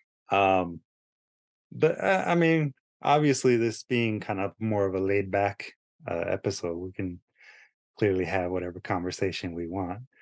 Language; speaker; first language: English; early bilingual, other home language; Spanish